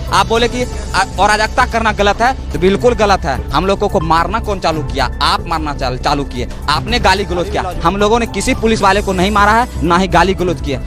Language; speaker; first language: Hindi; native; Hindi